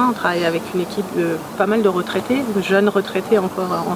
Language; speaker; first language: French; native; French